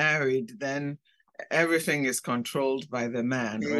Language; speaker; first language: English; non-native, local second language; Akan